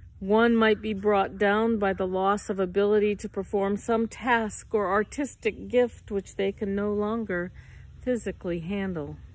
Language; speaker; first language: English; native; English